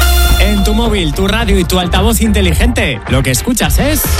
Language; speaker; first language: Spanish; native; Spanish